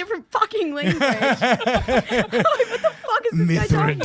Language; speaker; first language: English; native; English